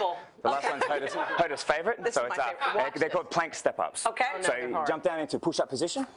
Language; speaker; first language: English; native; English